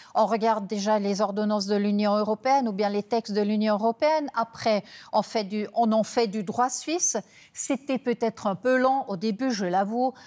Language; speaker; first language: French; non-native, local second language; German